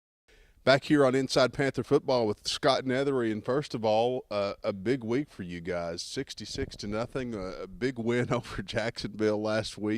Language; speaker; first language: English; native; English